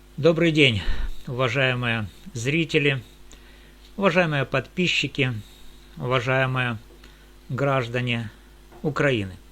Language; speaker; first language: Russian; native; Russian